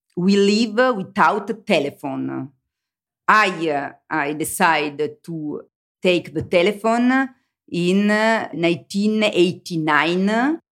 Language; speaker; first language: English; non-native, learner; Italian